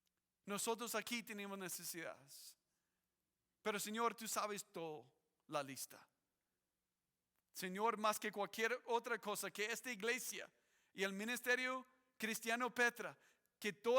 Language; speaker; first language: Spanish; non-native, fluent; English